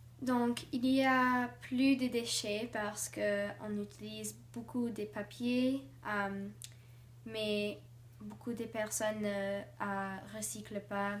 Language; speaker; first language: French; non-native, learner; English